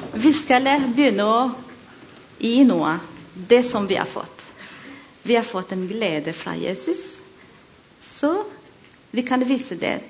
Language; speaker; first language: Norwegian; non-native, learner; Malagasy